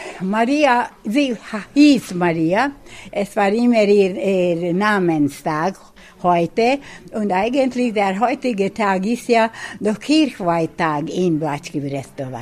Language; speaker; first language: German; non-native, local second language; Hungarian